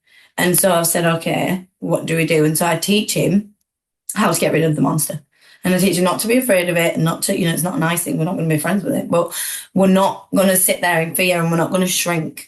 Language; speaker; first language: English; native; English